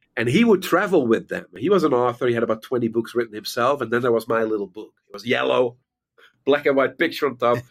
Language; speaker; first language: English; non-native, fluent; Dutch